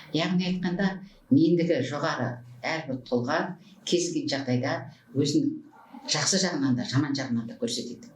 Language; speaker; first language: Kazakh; native; Kazakh